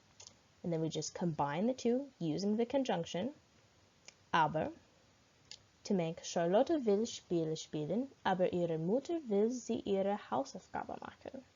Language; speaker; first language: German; non-native, learner; English